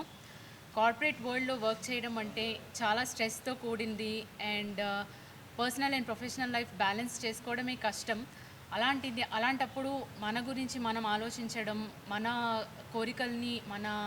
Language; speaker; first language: Telugu; native; Telugu